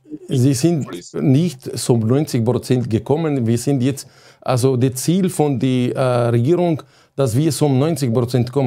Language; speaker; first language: German; non-native, fluent; Arabic